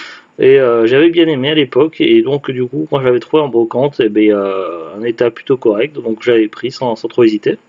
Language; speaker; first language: French; native; French